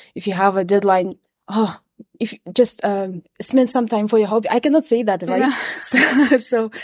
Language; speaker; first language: English; non-native, fluent; Kazakh